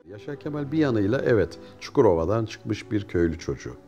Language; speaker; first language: Turkish; native; Turkish